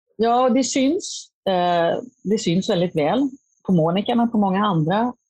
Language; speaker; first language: Swedish; native; Swedish